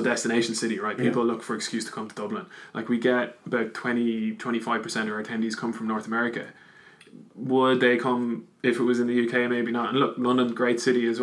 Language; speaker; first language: English; native; English